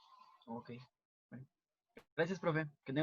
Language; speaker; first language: Spanish; native; Spanish